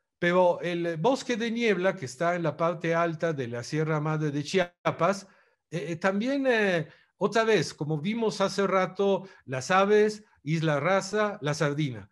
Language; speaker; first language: Spanish; non-native, fluent; Italian